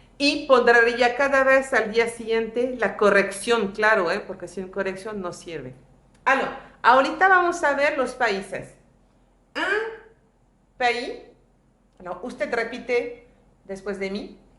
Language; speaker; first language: Spanish; non-native, fluent; French